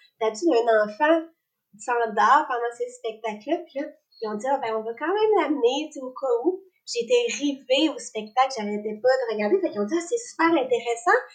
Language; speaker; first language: French; native; French